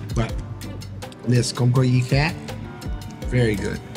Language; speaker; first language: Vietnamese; non-native, fluent; English